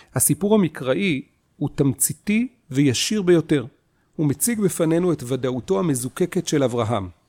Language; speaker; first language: Hebrew; native; Hebrew